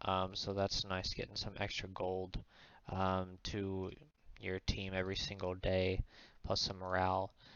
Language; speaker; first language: English; native; English